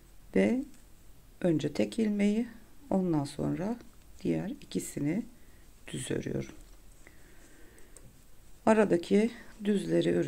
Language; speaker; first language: Turkish; native; Turkish